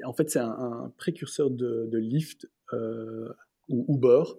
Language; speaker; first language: French; native; French